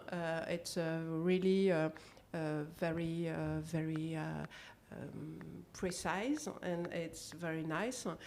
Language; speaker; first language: English; non-native, learner; French